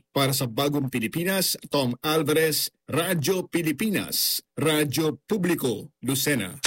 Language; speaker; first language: Filipino; native; Filipino